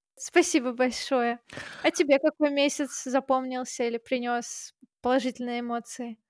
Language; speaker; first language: Russian; native; Russian